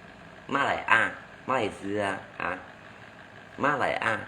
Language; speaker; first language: Chinese; non-native, learner; Hakka Chinese